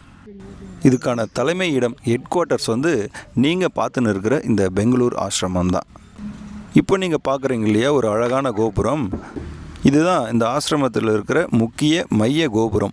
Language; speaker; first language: Tamil; native; Tamil